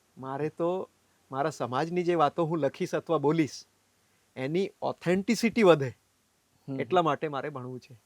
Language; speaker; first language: Gujarati; non-native, local second language; Bhili